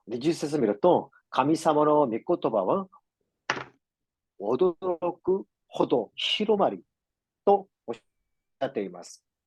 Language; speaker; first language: Japanese; non-native, fluent; Korean